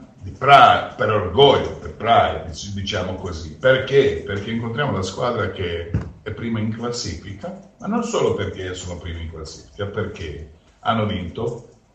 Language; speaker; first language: Italian; non-native, fluent; Croatian